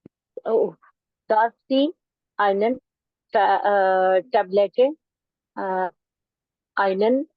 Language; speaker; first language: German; non-native, learner; Urdu